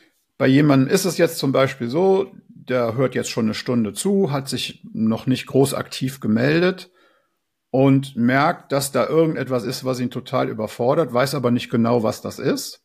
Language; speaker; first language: German; native; German